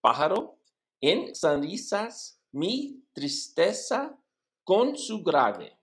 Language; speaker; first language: Spanish; non-native, learner; English